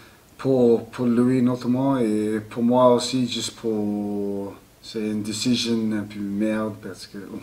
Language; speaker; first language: French; non-native, learner; English